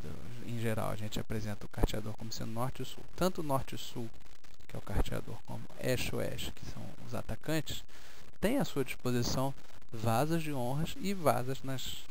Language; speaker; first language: Portuguese; native; Portuguese